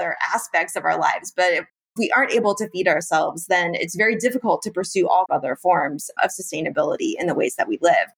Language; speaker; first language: English; native; English